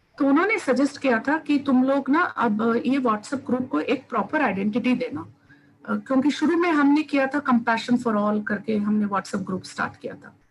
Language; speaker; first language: Hindi; non-native, local second language; Tamil